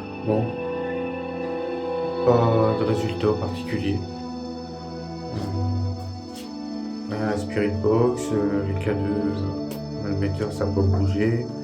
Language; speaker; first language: French; native; French